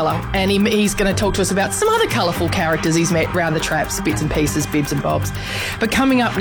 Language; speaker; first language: English; native; English